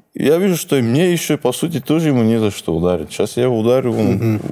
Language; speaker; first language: Russian; non-native, local second language; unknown